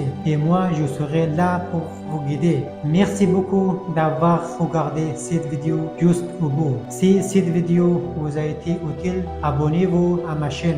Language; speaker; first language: French; non-native, fluent; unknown